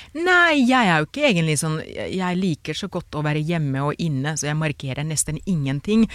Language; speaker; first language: Norwegian; non-native, fluent; Finnish